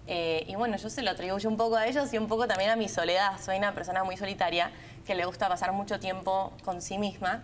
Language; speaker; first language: Spanish; native; Spanish